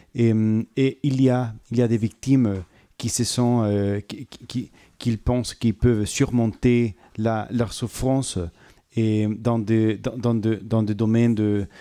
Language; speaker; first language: French; non-native, fluent; Spanish